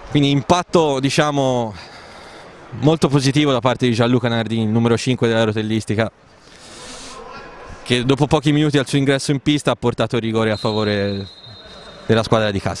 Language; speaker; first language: Italian; native; Italian